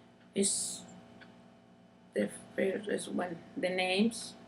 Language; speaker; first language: English; non-native, learner; Spanish